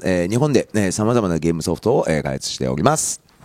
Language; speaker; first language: Japanese; native; Japanese